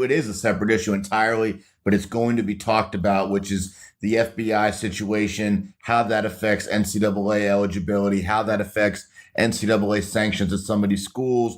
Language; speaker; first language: English; native; English